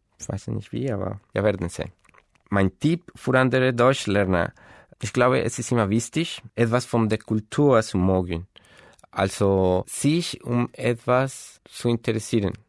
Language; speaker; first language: German; non-native, fluent; Spanish